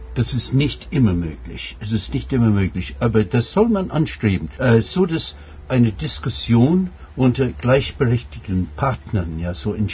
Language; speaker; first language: German; non-native, fluent; English